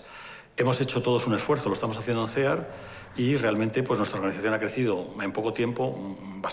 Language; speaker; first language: Spanish; native; Spanish